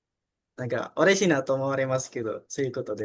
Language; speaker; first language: Japanese; non-native, learner; Indonesian